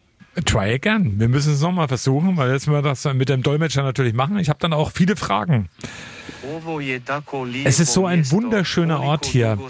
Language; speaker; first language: German; native; German